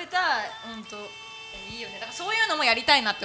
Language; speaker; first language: Japanese; native; Japanese